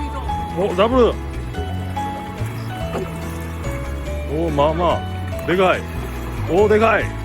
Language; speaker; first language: Japanese; native; Japanese